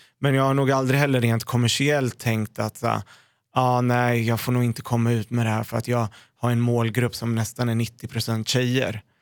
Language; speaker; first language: Swedish; early bilingual, other home language; Arabic